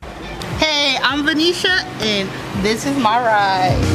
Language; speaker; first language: English; native; English